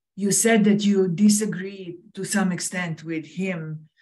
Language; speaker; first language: English; non-native, fluent; Serbian